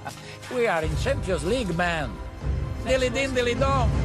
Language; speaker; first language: English; non-native, fluent; Italian